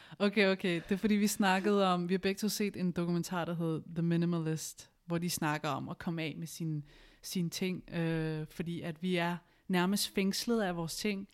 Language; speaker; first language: Danish; early bilingual, other home language; Spanish